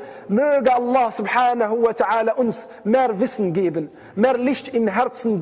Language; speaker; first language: German; non-native, fluent; Arabic